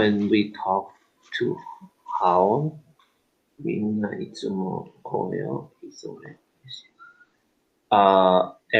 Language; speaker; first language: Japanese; non-native, learner; English